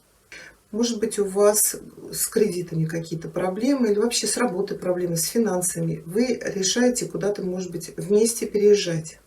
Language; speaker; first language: Russian; native; Russian